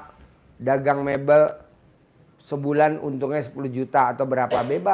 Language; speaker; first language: Indonesian; native; Indonesian